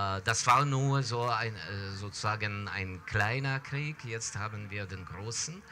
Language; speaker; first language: German; non-native, fluent; Ukrainian